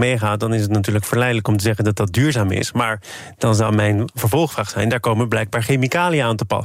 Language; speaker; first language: Dutch; native; Dutch